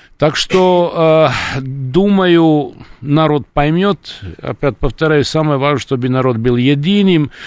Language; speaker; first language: Russian; non-native, fluent; Serbian